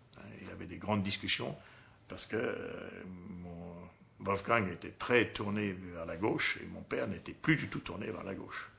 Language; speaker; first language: French; early bilingual, other home language; German